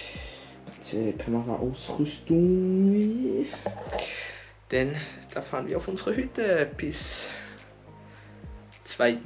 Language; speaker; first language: German; native; German